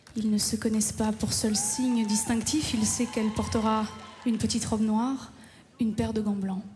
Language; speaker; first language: French; native; French